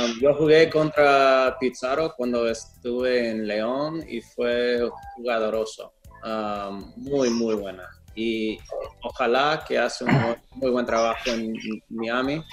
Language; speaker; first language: Spanish; non-native, fluent; English